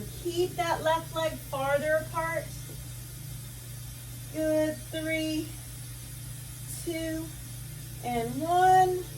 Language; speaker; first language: English; native; English